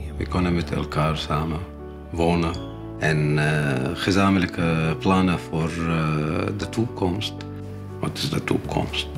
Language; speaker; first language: Dutch; non-native, learner; Arabic